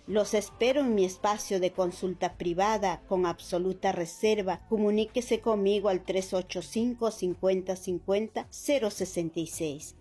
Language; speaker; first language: Spanish; native; Spanish